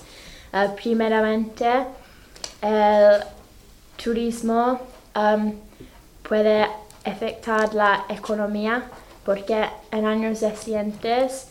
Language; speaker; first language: Spanish; non-native, fluent; English